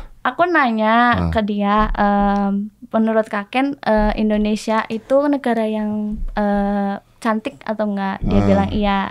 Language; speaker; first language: Indonesian; native; Indonesian